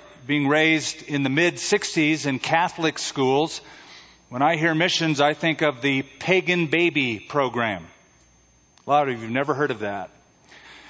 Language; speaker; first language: English; native; English